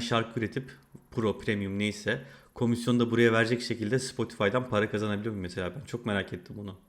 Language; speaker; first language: Turkish; native; Turkish